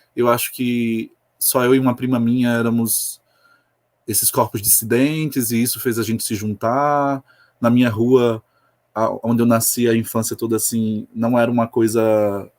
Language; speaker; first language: Portuguese; native; Portuguese